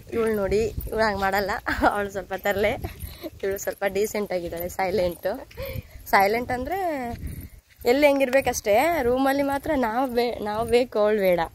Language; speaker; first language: Kannada; non-native, local second language; Lambadi